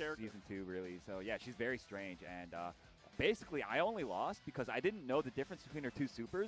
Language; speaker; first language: English; native; English